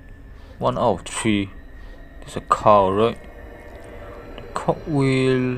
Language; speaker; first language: English; non-native, fluent; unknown